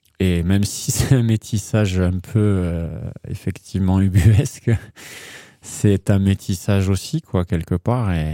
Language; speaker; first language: French; early bilingual, heritage; German